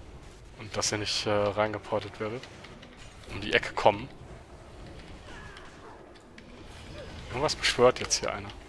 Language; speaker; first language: German; native; German